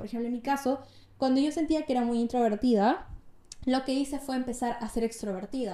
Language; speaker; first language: Spanish; native; Spanish